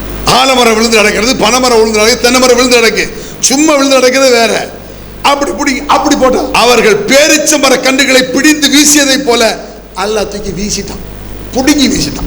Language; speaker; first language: Tamil; native; Tamil